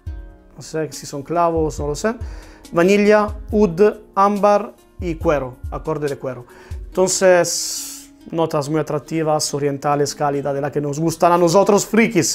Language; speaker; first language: Spanish; non-native, fluent; Italian